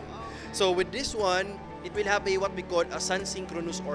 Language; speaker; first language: English; non-native, local second language; Filipino